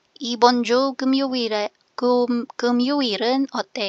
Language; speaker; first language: Korean; non-native, fluent; Filipino